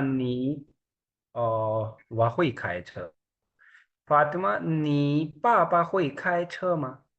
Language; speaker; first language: Chinese; non-native, fluent; Urdu